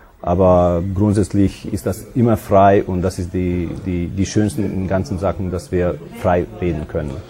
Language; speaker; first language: German; non-native, local second language; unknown